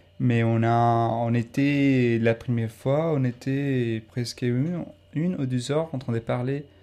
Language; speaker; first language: French; non-native, fluent; Spanish